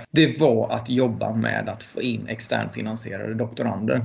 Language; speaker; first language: Swedish; native; Swedish